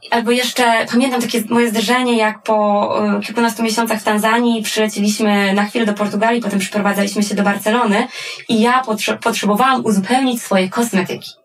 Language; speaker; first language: Polish; native; Polish